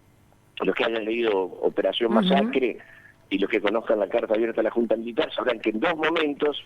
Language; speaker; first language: Spanish; native; Spanish